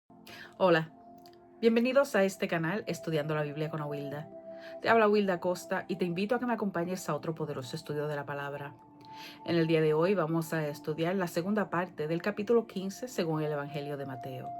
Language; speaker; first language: Spanish; native; Spanish